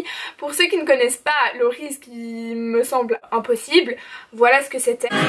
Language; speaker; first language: French; native; French